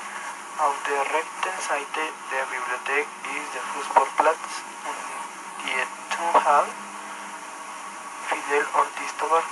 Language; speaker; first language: German; non-native, learner; Spanish